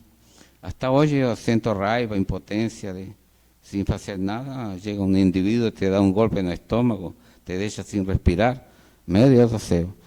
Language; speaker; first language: Portuguese; non-native, fluent; Spanish